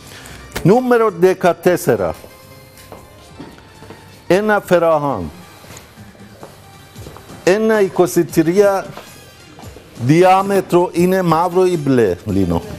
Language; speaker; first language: Greek; non-native, learner; Persian